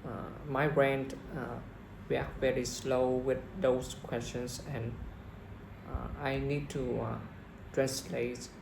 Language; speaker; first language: English; non-native, learner; Vietnamese